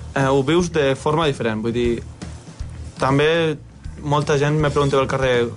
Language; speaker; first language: Catalan; native; Catalan